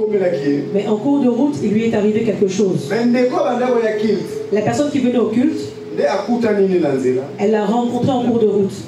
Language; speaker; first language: French; non-native, local second language; Lingala